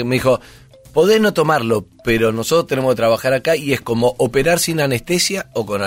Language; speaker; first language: Spanish; native; Spanish